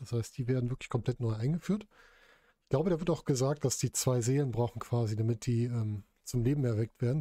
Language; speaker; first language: German; native; German